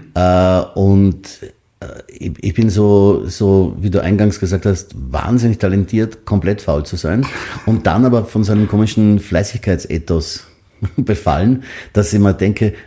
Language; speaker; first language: German; native; German